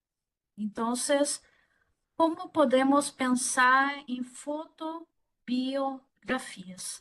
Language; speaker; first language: Spanish; non-native, fluent; Portuguese